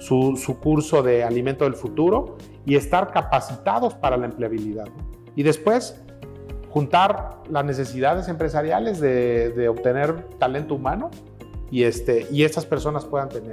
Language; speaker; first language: Spanish; native; Spanish